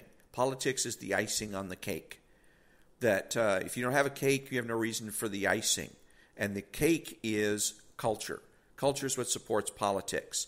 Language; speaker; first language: English; native; English